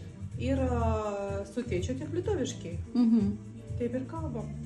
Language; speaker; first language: Lithuanian; non-native, learner; Russian